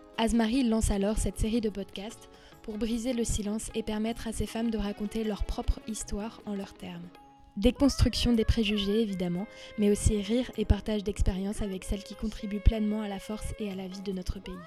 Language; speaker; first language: French; native; French